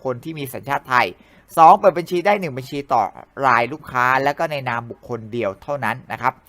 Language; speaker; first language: Thai; native; Thai